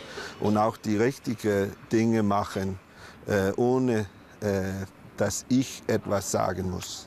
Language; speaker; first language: German; non-native, learner; Danish